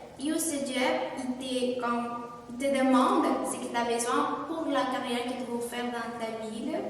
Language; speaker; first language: French; non-native, fluent; Spanish